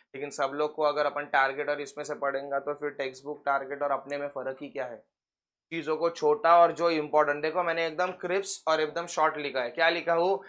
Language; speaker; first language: Hindi; non-native, local second language; Marathi